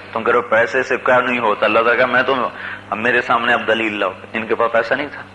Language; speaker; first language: Urdu; non-native, local second language; Punjabi